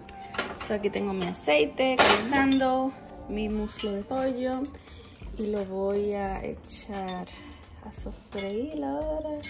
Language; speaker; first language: Spanish; early bilingual, heritage; Spanish